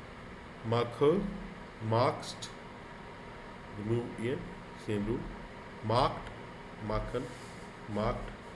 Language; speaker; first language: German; non-native, fluent; Hindi